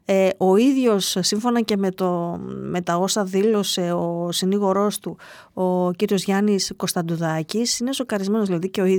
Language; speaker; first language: Greek; native; Greek